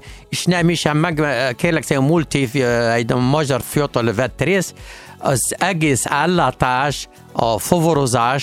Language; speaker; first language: Hungarian; non-native, learner; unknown